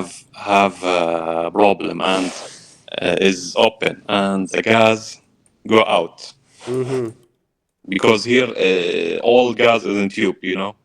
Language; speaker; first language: English; non-native, learner; Arabic